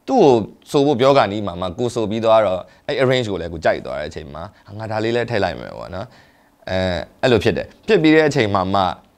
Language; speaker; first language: Burmese; native; Burmese